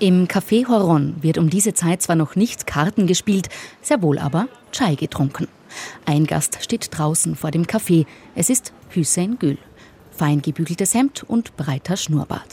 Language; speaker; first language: German; native; German